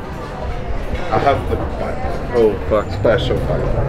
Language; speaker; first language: English; non-native, learner; Portuguese